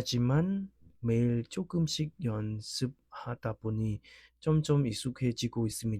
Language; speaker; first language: Korean; non-native, learner; Khmer